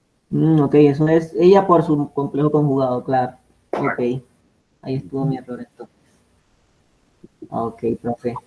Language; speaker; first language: Spanish; native; Spanish